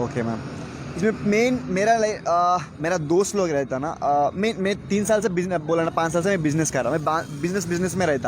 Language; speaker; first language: Hindi; non-native, local second language; Telugu